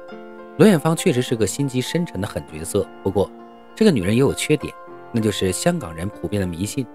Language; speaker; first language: Chinese; native; Chinese